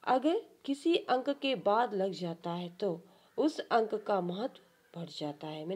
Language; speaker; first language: Hindi; non-native, local second language; Kannada